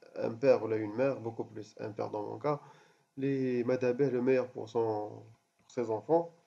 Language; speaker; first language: French; non-native, local second language; Arabic